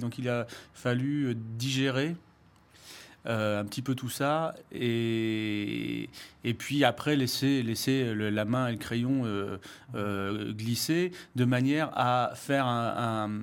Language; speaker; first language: French; native; French